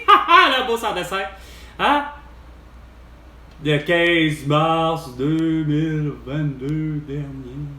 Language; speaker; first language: French; native; French